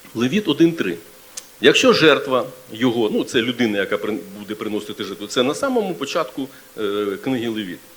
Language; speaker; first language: Ukrainian; non-native, local second language; Russian